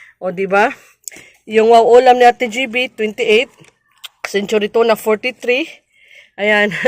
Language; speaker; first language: Filipino; non-native, local second language; Cebuano